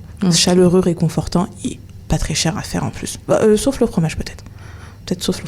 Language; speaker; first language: French; native; French